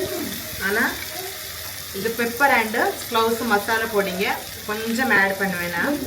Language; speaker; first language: Tamil; non-native, learner; Malayalam